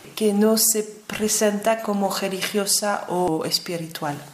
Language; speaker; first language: Spanish; non-native, fluent; French